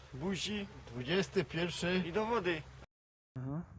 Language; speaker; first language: Polish; native; Polish